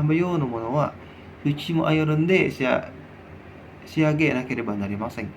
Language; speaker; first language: Japanese; non-native, learner; Indonesian